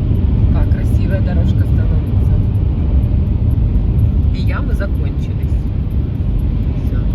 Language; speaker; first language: Russian; native; Russian